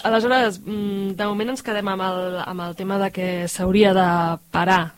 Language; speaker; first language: Catalan; native; Catalan